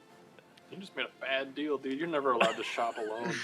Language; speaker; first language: English; native; English